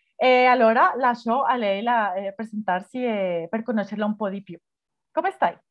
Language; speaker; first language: Italian; non-native, fluent; Spanish